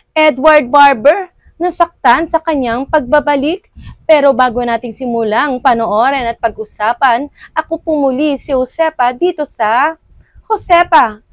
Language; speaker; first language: Filipino; native; Filipino